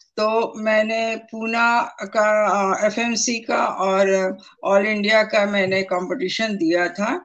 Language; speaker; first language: Hindi; native; Hindi